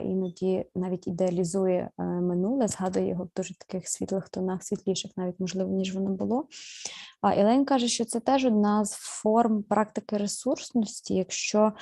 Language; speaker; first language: Ukrainian; native; Ukrainian